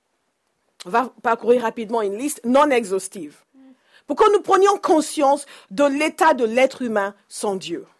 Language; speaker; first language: French; non-native, fluent; English